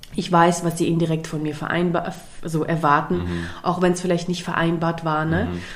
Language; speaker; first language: German; early bilingual, other home language; Russian